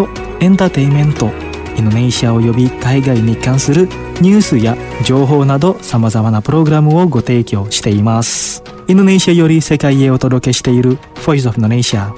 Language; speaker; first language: Japanese; non-native, fluent; Indonesian